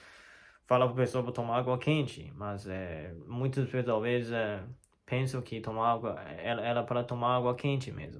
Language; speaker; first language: Portuguese; non-native, learner; Chinese